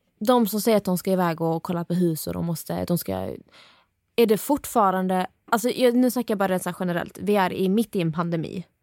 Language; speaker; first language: Swedish; native; Swedish